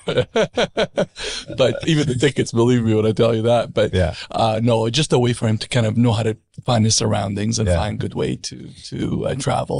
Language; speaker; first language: English; non-native, fluent; Arabic